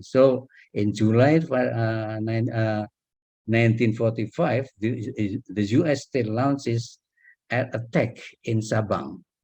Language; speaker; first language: English; non-native, learner; Indonesian